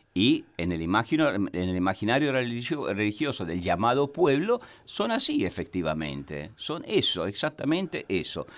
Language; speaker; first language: Spanish; non-native, fluent; Italian